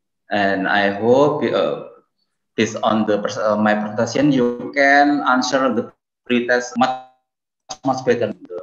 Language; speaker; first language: English; non-native, fluent; Indonesian